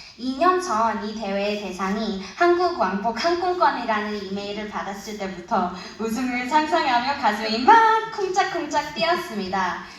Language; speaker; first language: Korean; early bilingual, heritage; Korean